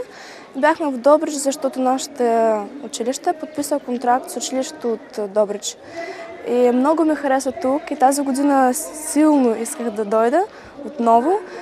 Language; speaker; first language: Bulgarian; early bilingual, heritage; Bulgarian